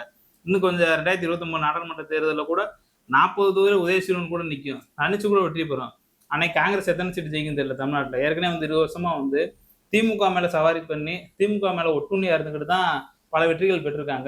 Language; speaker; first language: Tamil; native; Tamil